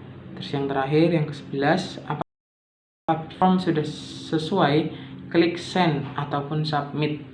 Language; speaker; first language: Indonesian; native; Indonesian